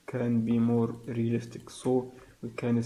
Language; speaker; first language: English; non-native, fluent; Arabic